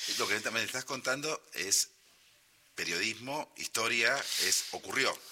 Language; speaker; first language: Spanish; native; Spanish